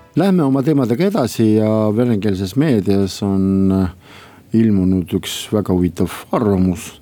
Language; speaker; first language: Estonian; non-native, local second language; Russian